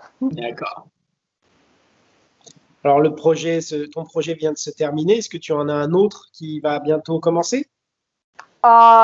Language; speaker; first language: French; native; French